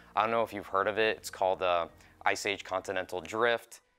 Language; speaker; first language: English; native; English